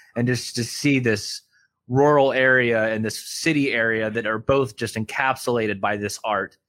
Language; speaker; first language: English; native; English